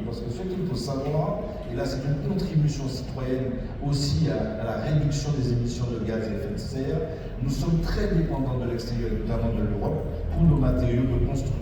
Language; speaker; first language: French; native; French